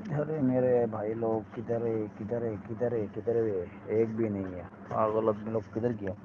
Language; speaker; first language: Hindi; non-native, learner; Bangla